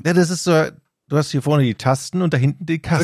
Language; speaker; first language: German; native; German